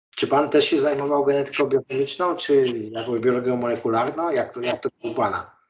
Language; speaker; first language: Polish; native; Polish